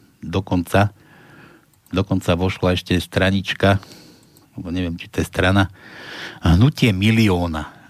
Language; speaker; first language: Slovak; native; Slovak